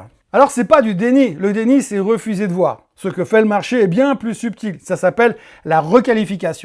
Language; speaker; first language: French; native; French